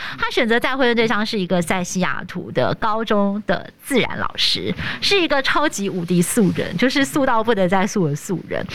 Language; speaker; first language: Chinese; native; Chinese